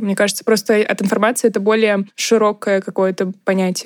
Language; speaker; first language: Russian; native; Russian